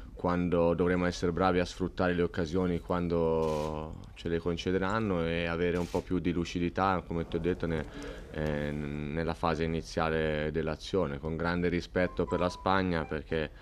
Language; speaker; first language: Italian; native; Italian